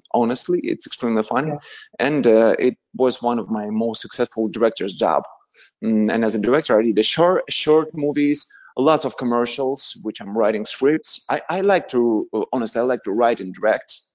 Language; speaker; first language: English; non-native, fluent; Russian